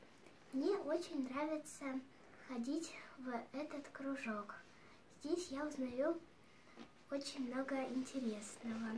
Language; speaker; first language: Russian; native; Russian